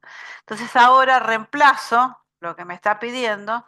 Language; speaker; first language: Spanish; native; Spanish